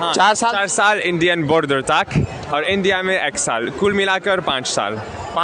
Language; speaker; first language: Hindi; non-native, learner; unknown